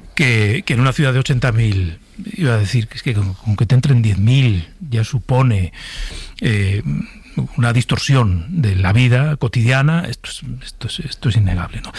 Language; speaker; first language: Spanish; native; Spanish